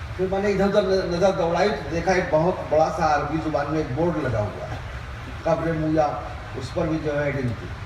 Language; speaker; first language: Urdu; native; Urdu